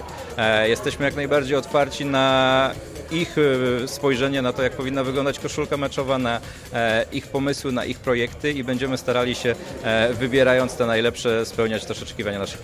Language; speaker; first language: Polish; native; Polish